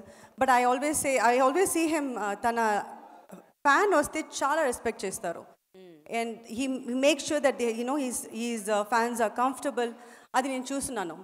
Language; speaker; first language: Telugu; non-native, local second language; Tamil